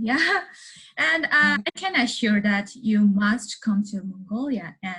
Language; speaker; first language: English; non-native, learner; Mongolian